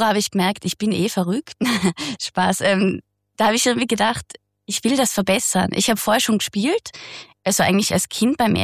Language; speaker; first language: German; native; German